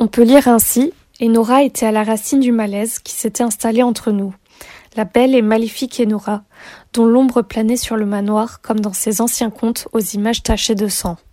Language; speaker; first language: French; native; French